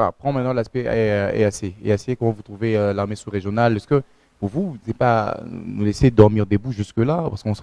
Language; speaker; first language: French; non-native, local second language; Lingala